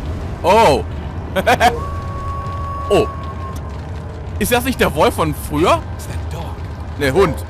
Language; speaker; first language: German; native; German